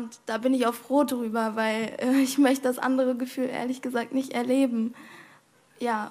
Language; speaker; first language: German; non-native, fluent; Arabic